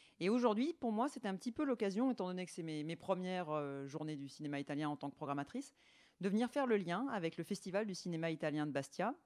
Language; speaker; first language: French; native; French